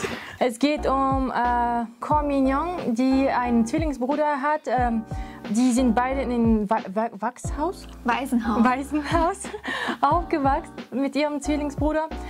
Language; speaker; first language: German; non-native, fluent; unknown